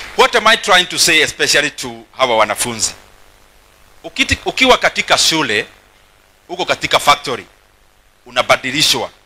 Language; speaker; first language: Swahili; non-native, local second language; Kikuyu